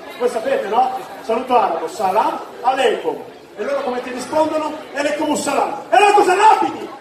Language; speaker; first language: Italian; native; Italian